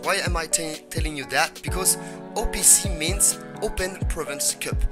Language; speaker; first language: English; non-native, fluent; French